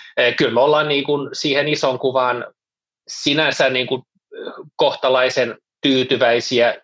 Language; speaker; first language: Finnish; non-native, local second language; Swedish